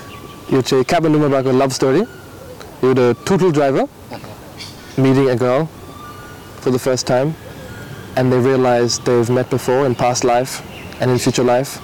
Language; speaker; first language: Nepali; non-native, learner; English